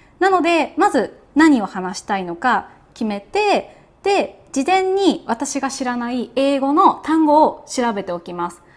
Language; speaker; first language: Japanese; native; Japanese